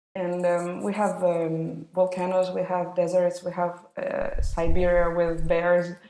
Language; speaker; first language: English; non-native, fluent; Russian